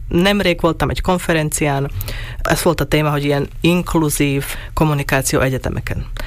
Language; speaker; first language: Hungarian; non-native, local second language; Slovak